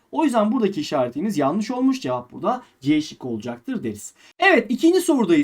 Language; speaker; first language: Turkish; native; Turkish